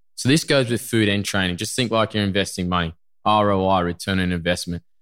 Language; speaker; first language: English; native; English